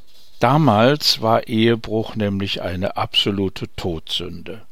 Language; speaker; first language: German; native; German